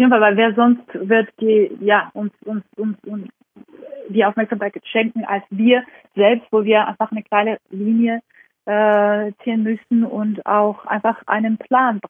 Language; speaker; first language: German; non-native, fluent; Georgian